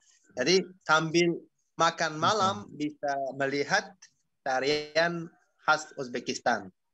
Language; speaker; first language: Indonesian; non-native, fluent; Uzbek